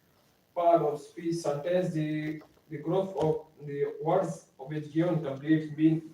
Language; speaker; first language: English; non-native, learner; Pashto